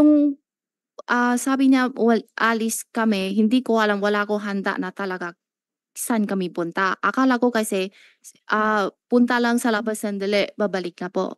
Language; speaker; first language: Filipino; non-native, learner; Chinese